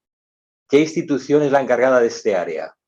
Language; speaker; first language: Spanish; native; Spanish